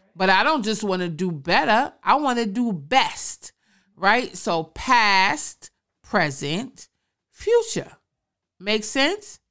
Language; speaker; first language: English; native; English